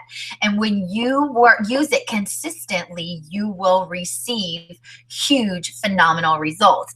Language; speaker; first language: English; native; English